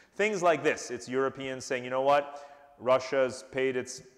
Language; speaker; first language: English; native; English